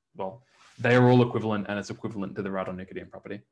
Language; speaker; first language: English; native; English